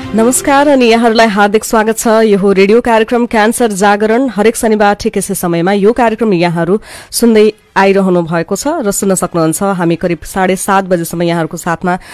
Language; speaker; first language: Nepali; native; Nepali